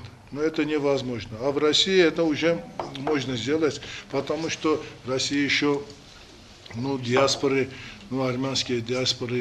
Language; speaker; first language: Russian; non-native, fluent; Armenian